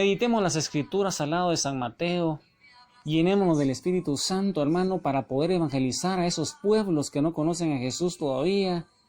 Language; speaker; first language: Spanish; native; Spanish